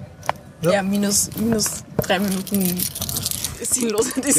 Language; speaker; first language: German; native; German